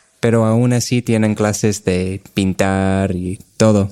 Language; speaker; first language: Spanish; non-native, fluent; English